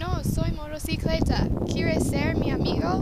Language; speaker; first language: Spanish; non-native, learner; English